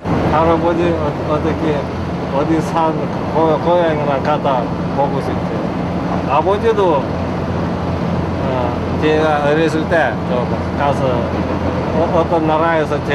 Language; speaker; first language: Korean; early bilingual, heritage; Korean